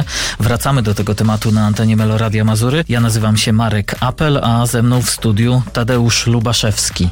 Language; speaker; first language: Polish; native; Polish